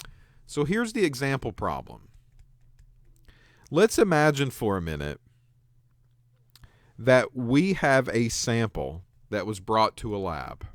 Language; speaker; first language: English; native; English